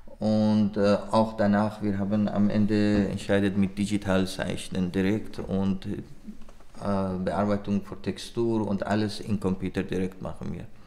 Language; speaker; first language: German; non-native, learner; Persian